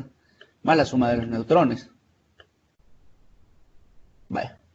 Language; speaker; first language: Spanish; native; Spanish